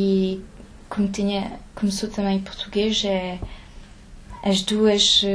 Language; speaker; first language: Portuguese; early bilingual, heritage; French